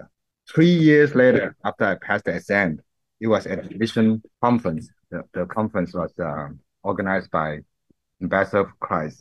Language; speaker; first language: English; non-native, local second language; Min Nan Chinese